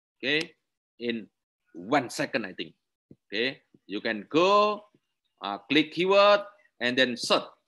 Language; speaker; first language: English; non-native, learner; Indonesian